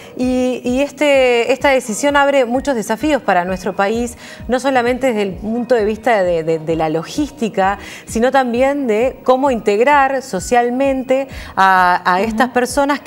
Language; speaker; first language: Spanish; native; Spanish